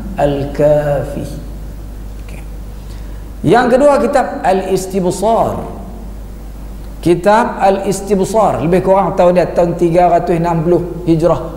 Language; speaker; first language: Malay; native; Malay